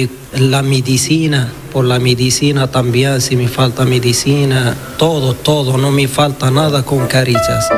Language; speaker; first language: Spanish; non-native, learner; Arabic